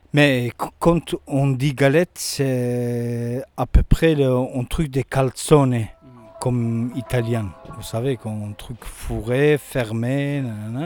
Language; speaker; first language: French; non-native, learner; Turkish